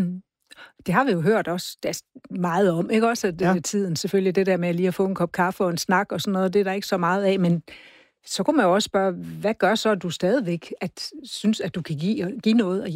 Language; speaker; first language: Danish; native; Danish